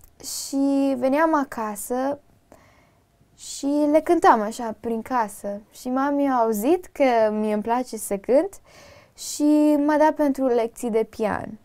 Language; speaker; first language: Romanian; early bilingual, heritage; Romanian